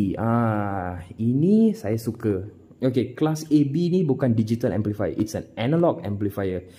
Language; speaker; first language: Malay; non-native, local second language; Tamil